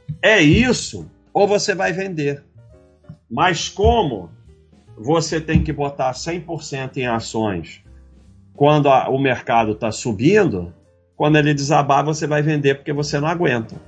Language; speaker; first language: Portuguese; native; Portuguese